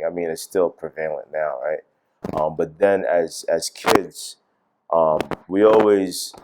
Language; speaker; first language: English; native; English